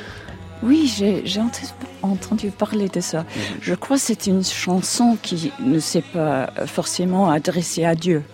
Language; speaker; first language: French; non-native, fluent; English